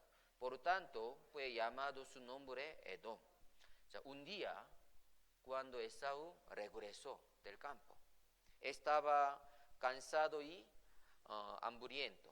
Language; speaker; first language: Spanish; non-native, fluent; Korean